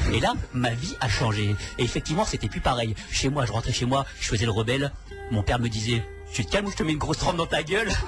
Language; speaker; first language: French; native; French